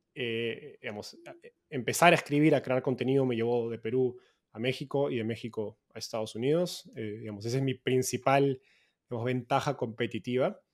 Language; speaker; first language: Spanish; native; Spanish